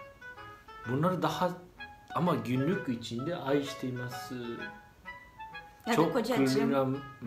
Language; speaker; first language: Turkish; non-native, fluent; Japanese